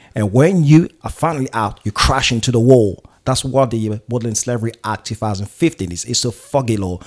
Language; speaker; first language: English; non-native, fluent; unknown